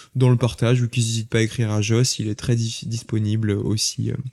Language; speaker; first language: French; native; French